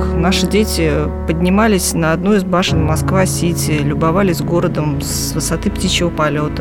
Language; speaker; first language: Russian; native; Russian